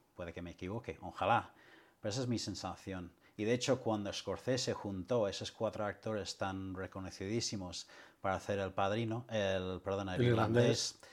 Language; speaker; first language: Spanish; non-native, fluent; English